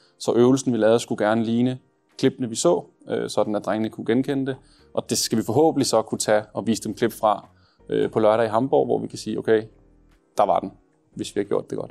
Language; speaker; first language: Danish; native; Danish